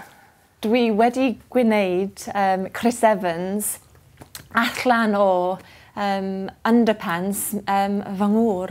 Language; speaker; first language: Welsh; non-native, learner; English